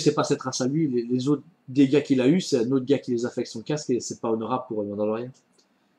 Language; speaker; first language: French; native; French